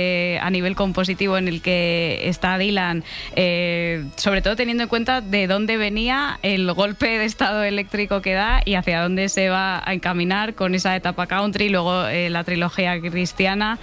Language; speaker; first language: Spanish; native; Spanish